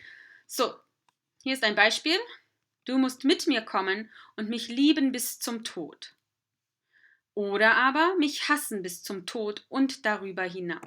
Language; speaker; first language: German; non-native, fluent; English